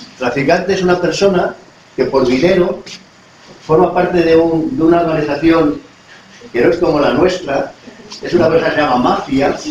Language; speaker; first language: Spanish; native; Spanish